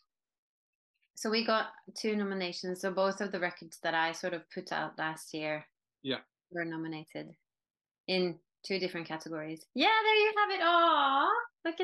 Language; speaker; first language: English; non-native, fluent; Norwegian